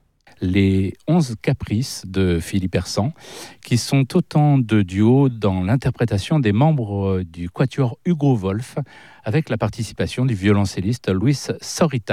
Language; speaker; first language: French; native; French